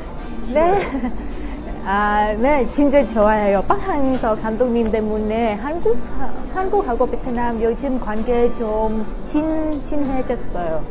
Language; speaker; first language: Korean; non-native, learner; Vietnamese